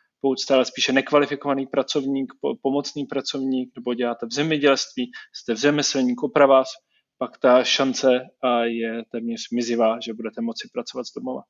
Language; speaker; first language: Czech; native; Czech